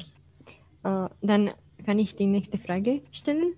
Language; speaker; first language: German; non-native, fluent; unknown